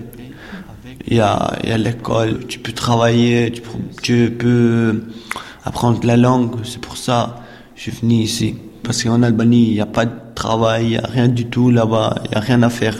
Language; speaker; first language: French; non-native, learner; Albanian